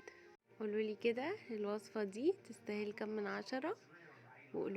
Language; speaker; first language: Arabic; native; Arabic